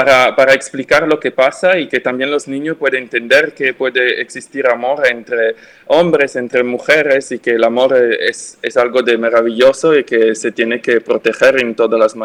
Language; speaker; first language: Spanish; non-native, fluent; French